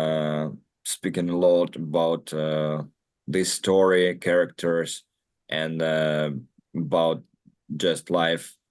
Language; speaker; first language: English; non-native, learner; Russian